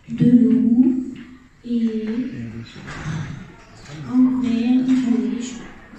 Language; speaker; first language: French; non-native, learner; Arabic